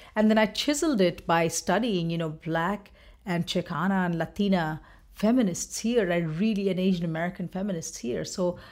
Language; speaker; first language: English; non-native, local second language; Bangla